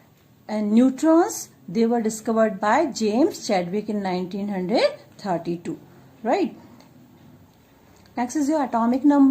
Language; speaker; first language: English; non-native, local second language; Hindi